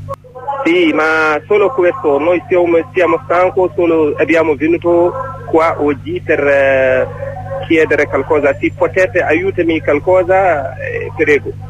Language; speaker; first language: Italian; non-native, learner; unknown